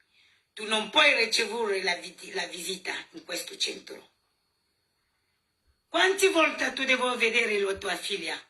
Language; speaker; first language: Italian; non-native, learner; French